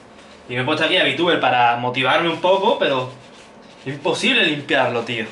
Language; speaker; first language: Spanish; native; Spanish